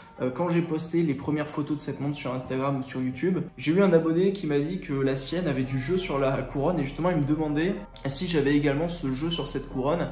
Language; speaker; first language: French; native; French